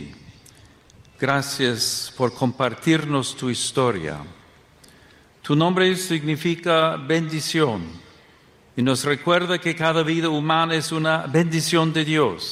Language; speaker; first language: Spanish; non-native, fluent; English